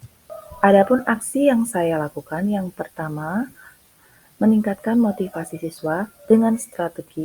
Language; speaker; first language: Indonesian; native; Indonesian